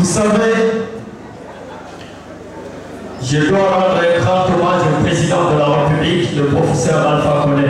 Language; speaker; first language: French; non-native, local second language; Fula